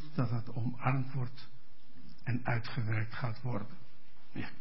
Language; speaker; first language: Dutch; native; Dutch